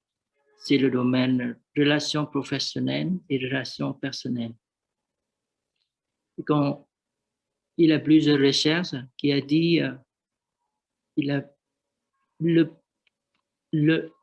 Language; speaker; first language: French; non-native, learner; Vietnamese